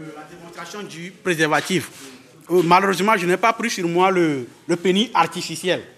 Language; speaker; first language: French; non-native, local second language; Ewe